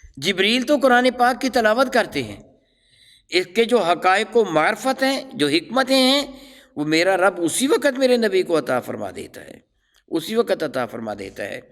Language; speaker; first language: Urdu; non-native, local second language; Punjabi